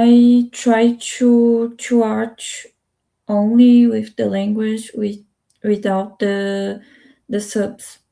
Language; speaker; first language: English; non-native, learner; Spanish